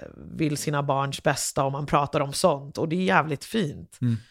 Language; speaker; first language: Swedish; non-native, fluent; English